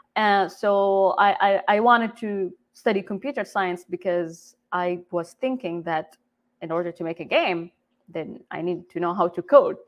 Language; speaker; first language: English; non-native, fluent; Arabic